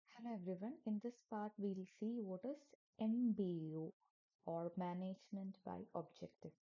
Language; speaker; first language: English; non-native, local second language; Malayalam